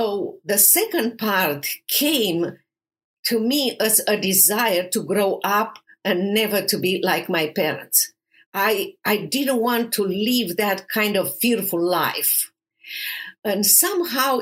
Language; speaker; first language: English; non-native, fluent; Romanian